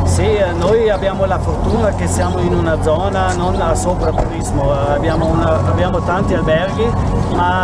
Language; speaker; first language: Italian; non-native, local second language; German